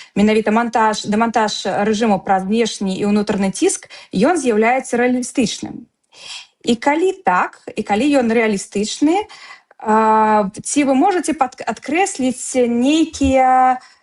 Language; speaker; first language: Belarusian; non-native, local second language; Russian